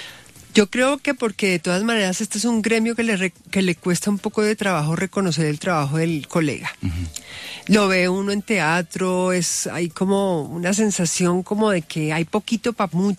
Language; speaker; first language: Spanish; native; Spanish